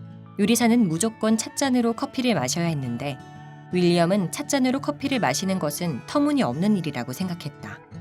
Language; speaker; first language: Korean; native; Korean